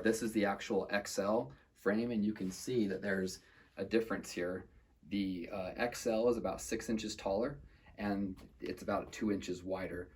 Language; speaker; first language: English; native; English